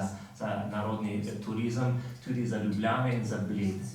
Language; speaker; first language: Slovenian; non-native, fluent; English